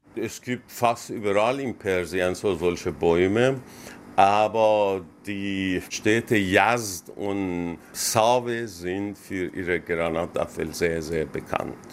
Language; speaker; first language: German; non-native, learner; Persian